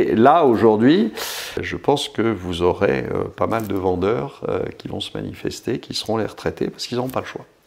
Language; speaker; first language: French; native; French